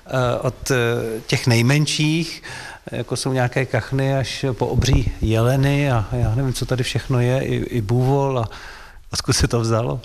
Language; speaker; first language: Czech; native; Czech